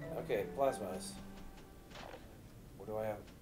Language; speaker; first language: English; native; English